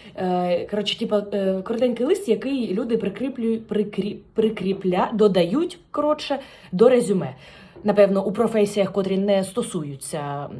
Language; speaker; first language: Ukrainian; non-native, local second language; Russian